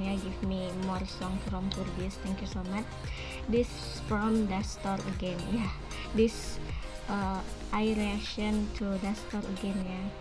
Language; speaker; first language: English; non-native, learner; Indonesian